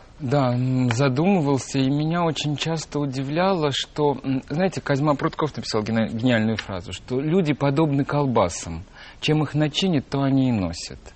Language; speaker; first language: Russian; native; Russian